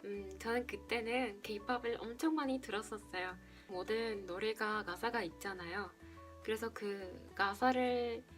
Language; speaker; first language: Korean; non-native, fluent; Spanish